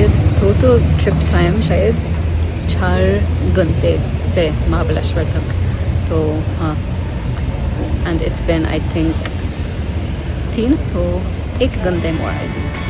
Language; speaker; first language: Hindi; non-native, learner; English